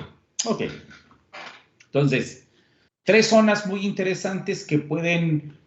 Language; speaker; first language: Spanish; native; Spanish